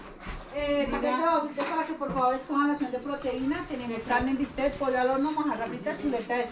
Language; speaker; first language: Spanish; native; Spanish